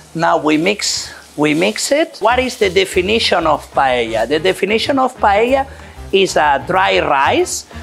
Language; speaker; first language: English; non-native, fluent; Catalan